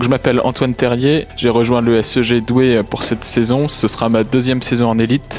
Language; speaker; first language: French; native; French